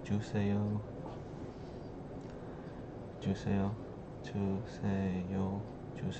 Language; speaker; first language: Korean; non-native, learner; English